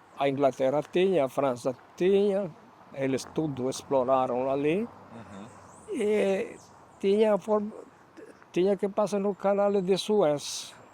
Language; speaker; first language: Portuguese; non-native, fluent; Albanian